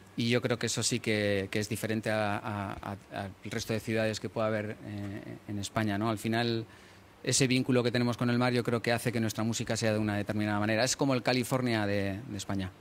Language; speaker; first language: Spanish; early bilingual, other home language; English